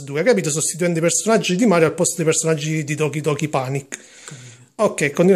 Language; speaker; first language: Italian; native; Italian